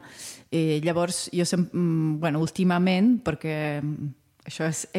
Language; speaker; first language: Catalan; non-native, fluent; Italian